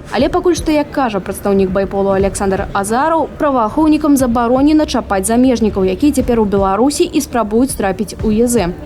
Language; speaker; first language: Belarusian; native; Belarusian